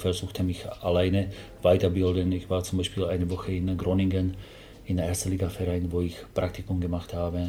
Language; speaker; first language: German; non-native, fluent; Slovak